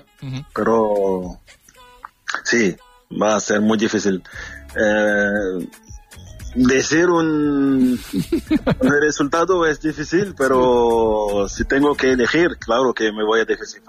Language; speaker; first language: Spanish; non-native, fluent; French